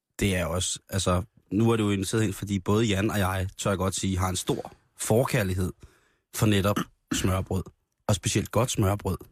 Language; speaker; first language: Danish; native; Danish